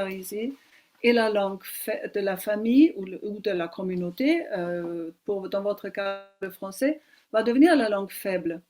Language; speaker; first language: French; non-native, fluent; German